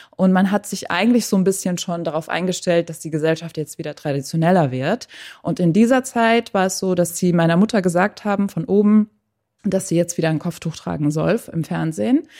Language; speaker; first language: German; early bilingual, other home language; Persian